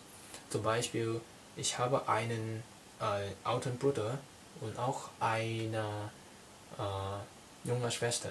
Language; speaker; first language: German; non-native, learner; Cantonese